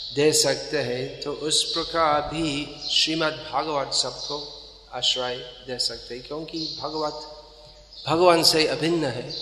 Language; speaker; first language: Hindi; non-native, fluent; English